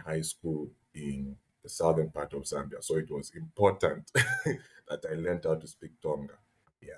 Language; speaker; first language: English; native; English